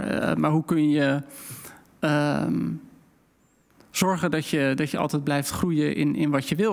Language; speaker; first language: Dutch; native; Dutch